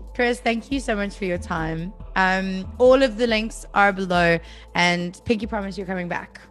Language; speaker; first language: English; native; English